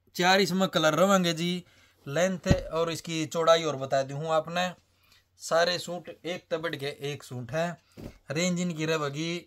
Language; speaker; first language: Hindi; native; Hindi